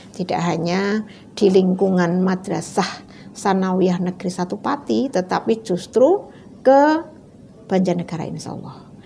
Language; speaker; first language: Indonesian; native; Indonesian